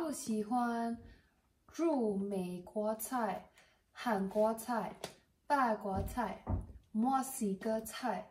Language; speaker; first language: Chinese; non-native, learner; English